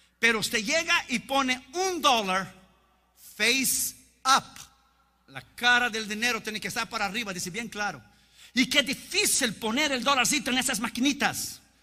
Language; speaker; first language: Spanish; non-native, fluent; Portuguese